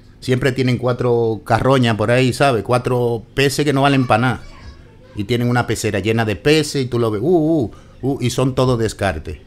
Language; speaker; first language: Spanish; native; Spanish